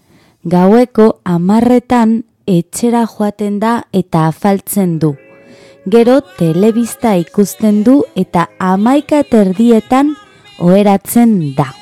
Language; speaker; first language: Basque; non-native, local second language; Spanish